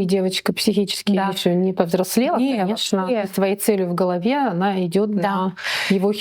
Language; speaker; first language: Russian; native; Russian